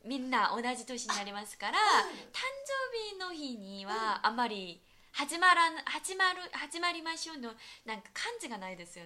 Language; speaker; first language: Japanese; non-native, fluent; Korean